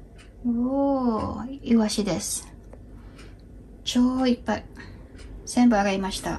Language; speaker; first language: Japanese; non-native, learner; Filipino